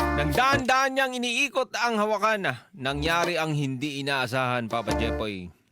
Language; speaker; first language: Filipino; native; Filipino